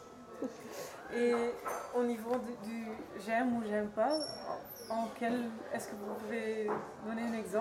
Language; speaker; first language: French; non-native, learner; Dutch